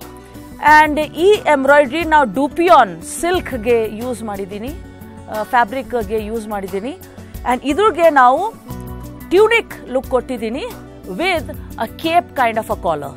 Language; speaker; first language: Kannada; non-native, local second language; Hindi